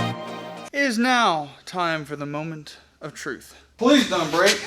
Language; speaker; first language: English; native; English